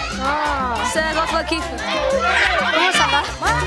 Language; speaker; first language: French; non-native, learner; Malagasy